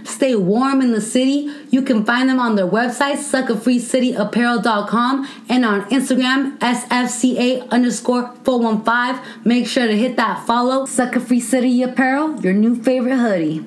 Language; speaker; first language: English; early bilingual, other home language; Spanish